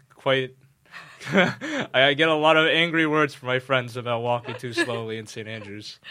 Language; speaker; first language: English; native; English